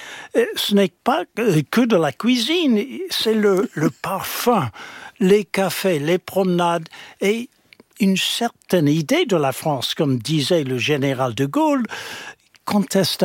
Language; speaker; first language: French; non-native, fluent; English